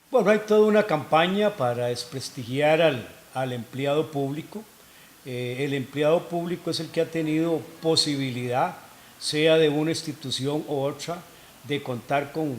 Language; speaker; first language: Spanish; native; Spanish